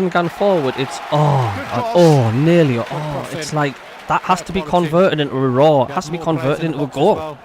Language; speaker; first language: English; native; English